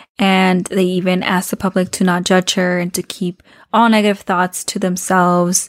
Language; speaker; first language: English; early bilingual, other home language; Spanish